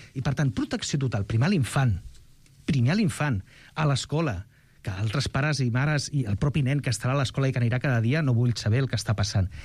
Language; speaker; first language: Catalan; non-native, local second language; Spanish